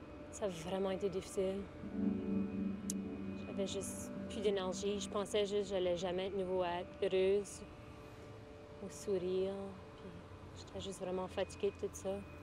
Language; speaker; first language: French; early bilingual, heritage; French